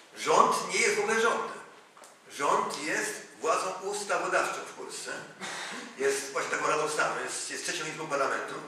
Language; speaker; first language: Polish; native; Polish